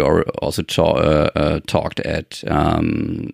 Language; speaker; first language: English; non-native, fluent; German